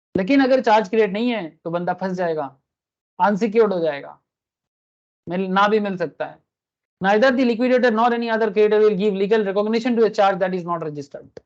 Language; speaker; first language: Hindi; non-native, local second language; Bangla